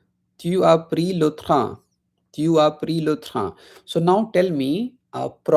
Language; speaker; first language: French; non-native, fluent; Hindi